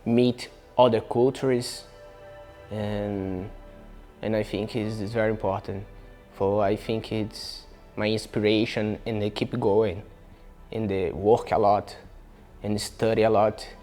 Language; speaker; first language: English; non-native, learner; Portuguese